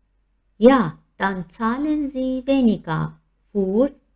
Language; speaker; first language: German; non-native, fluent; Persian